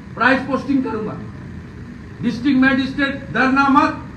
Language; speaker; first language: Hindi; non-native, local second language; Bangla